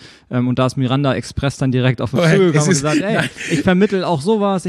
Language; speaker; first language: German; native; German